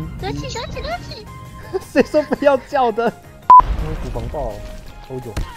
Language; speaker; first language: Chinese; native; Chinese